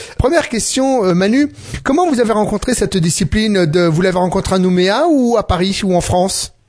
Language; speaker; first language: French; native; French